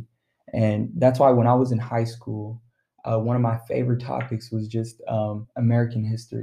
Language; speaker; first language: English; early bilingual, other home language; Arabic